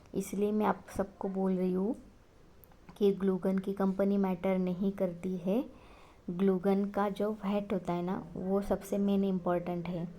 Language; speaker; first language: Hindi; non-native, local second language; Marathi